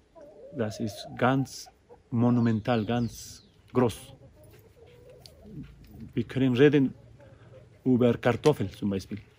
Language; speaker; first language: German; non-native, learner; Spanish